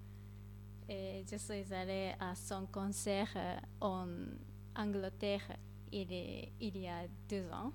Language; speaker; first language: French; non-native, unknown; Japanese